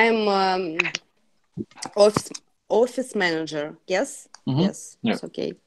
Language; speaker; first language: English; non-native, learner; Russian